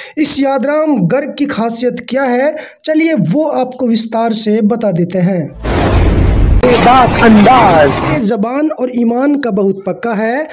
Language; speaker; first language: Hindi; native; Hindi